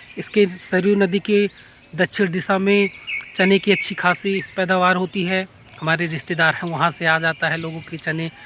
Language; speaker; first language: Hindi; native; Hindi